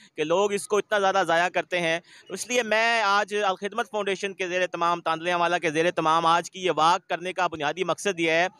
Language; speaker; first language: Urdu; non-native, local second language; Punjabi